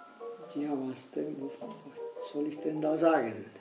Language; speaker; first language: German; non-native, fluent; Spanish